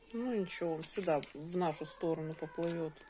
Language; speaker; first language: Russian; native; Russian